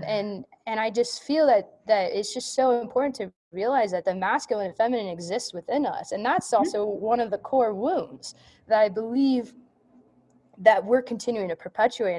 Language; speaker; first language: English; native; English